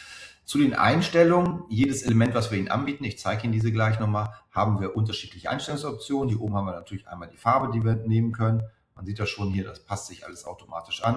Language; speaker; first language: German; native; German